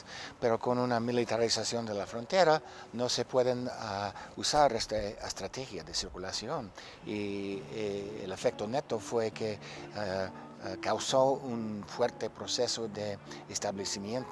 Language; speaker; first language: Spanish; non-native, fluent; English